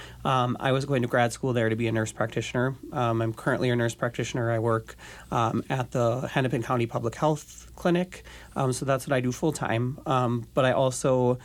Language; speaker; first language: English; native; English